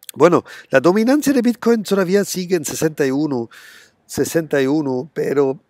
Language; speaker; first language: Spanish; non-native, fluent; German